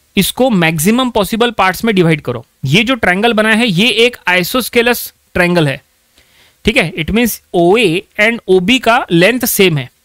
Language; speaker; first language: Hindi; non-native, local second language; Marathi